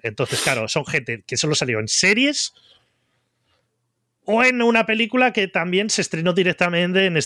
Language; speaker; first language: Spanish; native; Spanish